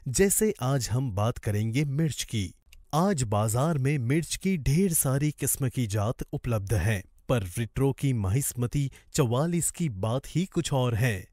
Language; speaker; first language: Hindi; native; Hindi